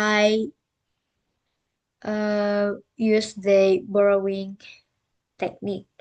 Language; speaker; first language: English; non-native, learner; Indonesian